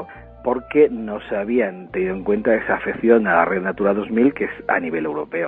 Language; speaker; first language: Spanish; native; Spanish